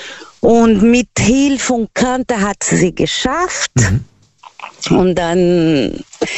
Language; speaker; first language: German; non-native, learner; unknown